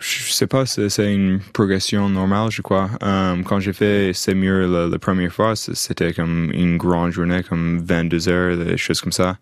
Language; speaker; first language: French; non-native, fluent; English